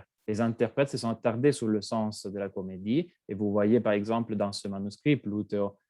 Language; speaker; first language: French; non-native, fluent; Italian